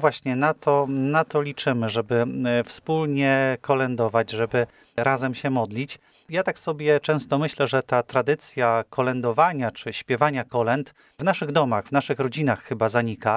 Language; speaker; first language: Polish; native; Polish